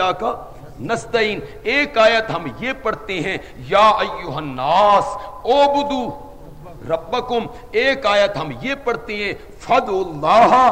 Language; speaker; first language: Urdu; non-native, local second language; Punjabi